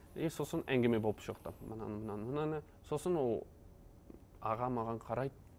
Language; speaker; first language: Kazakh; non-native, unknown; Dutch